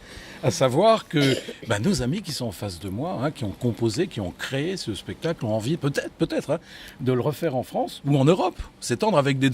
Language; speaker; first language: French; native; French